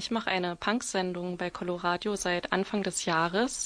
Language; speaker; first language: German; native; German